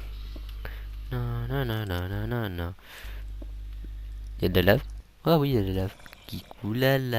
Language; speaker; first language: French; native; French